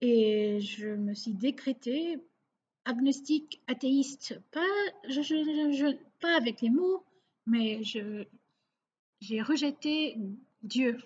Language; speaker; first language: French; non-native, local second language; Portuguese